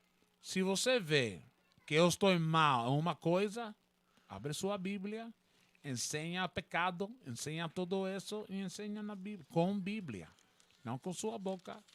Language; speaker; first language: Portuguese; non-native, learner; Spanish